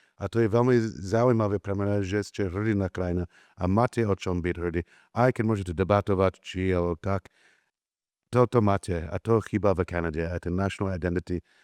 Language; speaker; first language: Slovak; non-native, learner; English